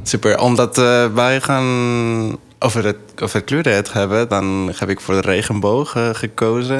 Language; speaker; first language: Dutch; non-native, fluent; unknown